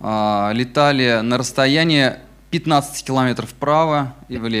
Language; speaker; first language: Russian; native; Russian